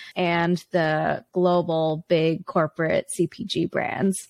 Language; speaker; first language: English; native; English